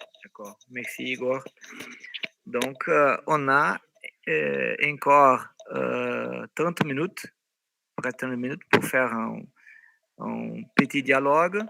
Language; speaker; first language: French; non-native, fluent; Portuguese